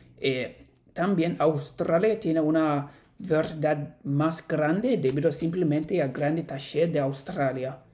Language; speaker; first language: Spanish; non-native, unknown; English